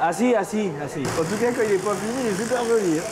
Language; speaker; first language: French; native; French